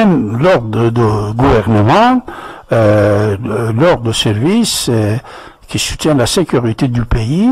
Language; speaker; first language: French; non-native, fluent; Persian